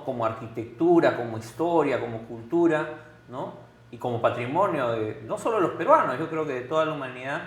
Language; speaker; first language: Spanish; native; Spanish